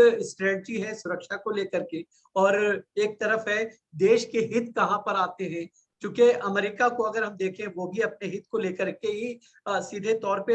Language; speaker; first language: Hindi; native; Hindi